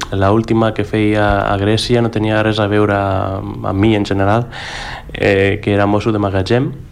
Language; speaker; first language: Catalan; non-native, fluent; Greek